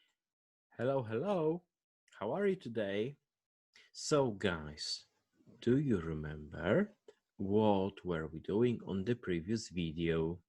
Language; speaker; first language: English; non-native, fluent; Polish